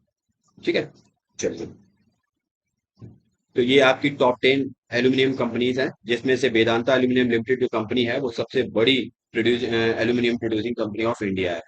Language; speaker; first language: Hindi; native; Hindi